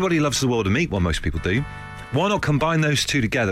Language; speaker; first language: English; native; English